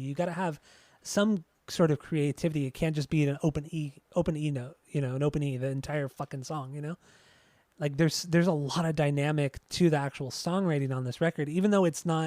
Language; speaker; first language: English; native; English